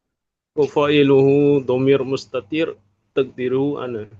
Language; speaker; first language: Arabic; non-native, learner; Indonesian